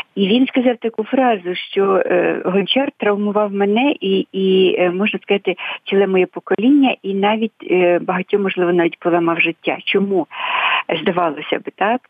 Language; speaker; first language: Ukrainian; native; Ukrainian